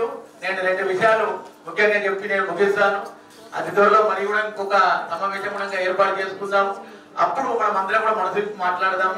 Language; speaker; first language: Telugu; native; Telugu